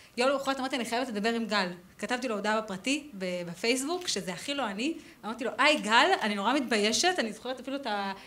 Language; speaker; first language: Hebrew; native; Hebrew